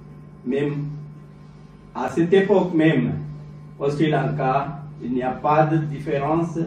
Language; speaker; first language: French; non-native, learner; Sinhala